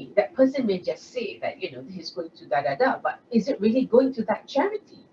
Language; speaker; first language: English; non-native, local second language; Malay